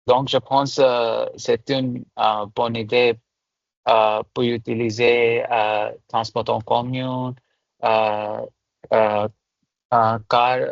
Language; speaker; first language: French; non-native, learner; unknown